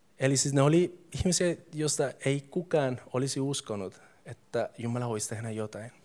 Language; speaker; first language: Finnish; non-native, fluent; Spanish